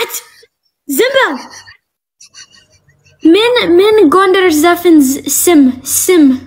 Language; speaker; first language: Amharic; non-native, learner; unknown